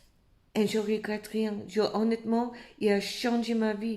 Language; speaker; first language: French; non-native, fluent; English